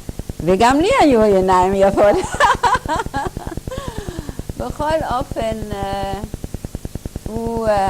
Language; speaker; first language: Hebrew; non-native, fluent; German